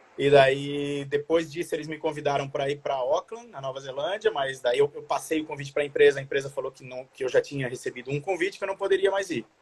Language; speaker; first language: Portuguese; native; Portuguese